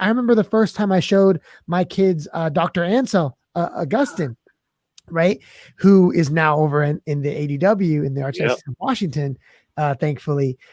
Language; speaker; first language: English; native; English